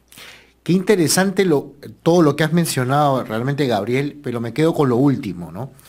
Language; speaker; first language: Spanish; native; Spanish